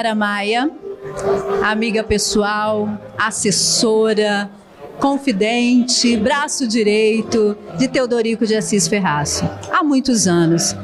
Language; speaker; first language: Portuguese; native; Portuguese